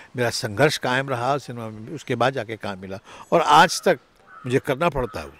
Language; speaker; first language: Hindi; native; Hindi